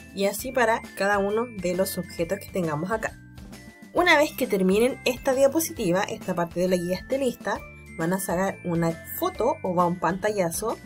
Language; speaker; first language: Spanish; native; Spanish